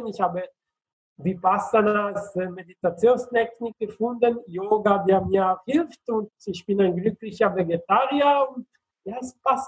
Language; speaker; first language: German; non-native, fluent; Italian